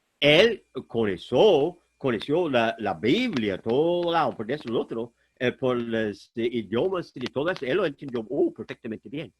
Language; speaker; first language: Spanish; non-native, fluent; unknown